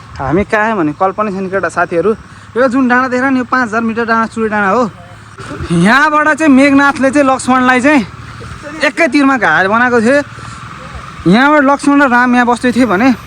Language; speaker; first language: Nepali; native; Nepali